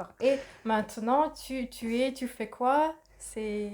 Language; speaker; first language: French; non-native, fluent; Russian